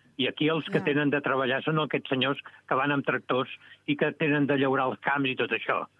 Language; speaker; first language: Catalan; native; Catalan